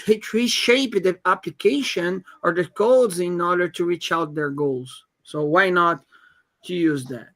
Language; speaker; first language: English; non-native, fluent; Portuguese